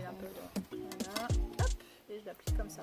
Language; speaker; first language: French; native; French